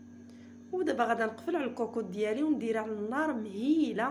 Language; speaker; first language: Arabic; native; Arabic